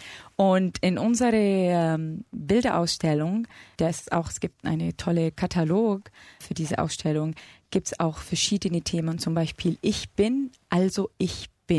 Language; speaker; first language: German; non-native, fluent; Arabic